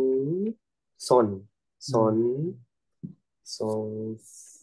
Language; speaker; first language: Korean; non-native, learner; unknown